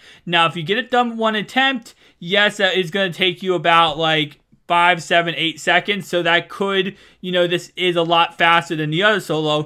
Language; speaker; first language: English; native; English